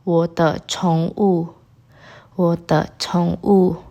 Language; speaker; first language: Chinese; non-native, fluent; Indonesian